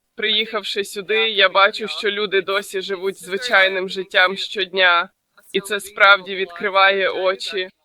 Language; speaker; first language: Ukrainian; non-native, fluent; English